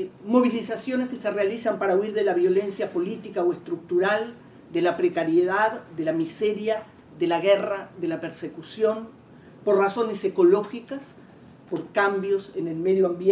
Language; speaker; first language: Spanish; native; Spanish